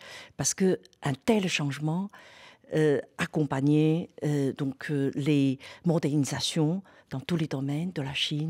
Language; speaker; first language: French; non-native, fluent; Chinese